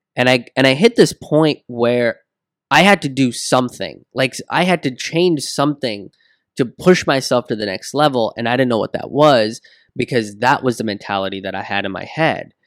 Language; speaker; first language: English; early bilingual, other home language; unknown